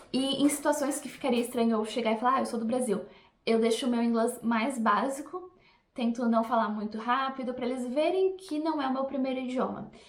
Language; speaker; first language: Portuguese; native; Portuguese